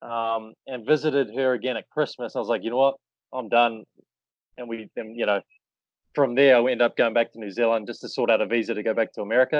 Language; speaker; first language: English; native; English